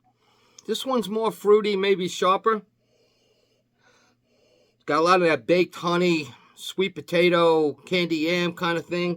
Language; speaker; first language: English; native; English